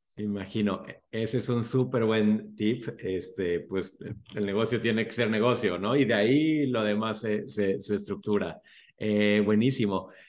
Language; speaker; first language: Spanish; native; Spanish